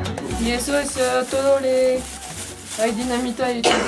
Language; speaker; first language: Spanish; non-native, fluent; French